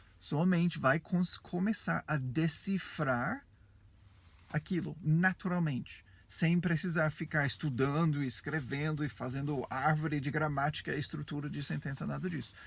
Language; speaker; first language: Portuguese; non-native, fluent; English